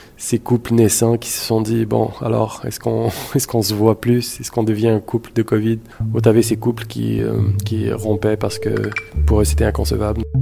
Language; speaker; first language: French; native; French